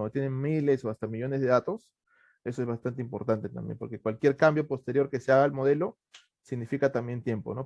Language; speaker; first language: Spanish; native; Spanish